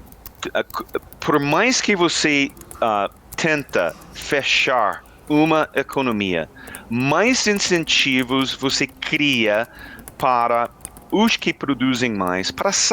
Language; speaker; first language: Portuguese; non-native, fluent; English